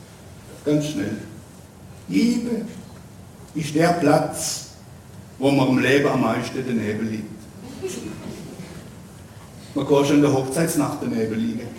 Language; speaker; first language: German; native; German